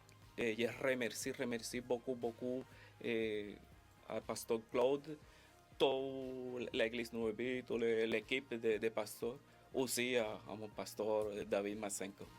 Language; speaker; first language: French; non-native, learner; Spanish